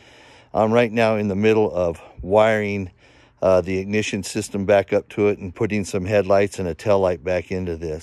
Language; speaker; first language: English; native; English